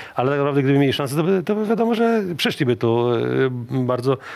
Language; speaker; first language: Polish; native; Polish